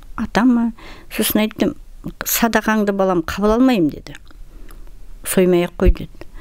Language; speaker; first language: Kazakh; non-native, local second language; Russian